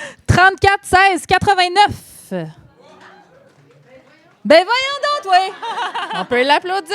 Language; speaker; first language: French; native; French